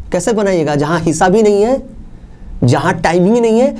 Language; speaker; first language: Hindi; non-native, local second language; Bangla